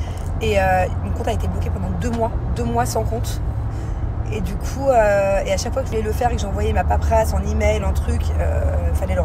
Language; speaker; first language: French; native; French